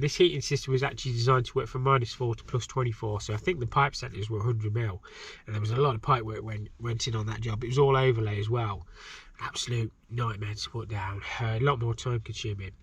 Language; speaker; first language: English; native; English